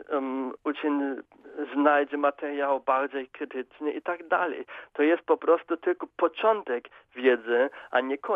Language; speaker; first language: Polish; non-native, fluent; German